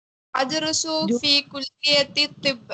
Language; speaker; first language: Arabic; non-native, learner; Tamil